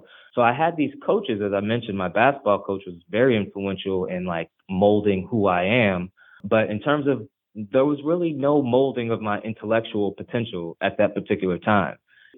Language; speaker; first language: English; early bilingual, other home language; Haitian Creole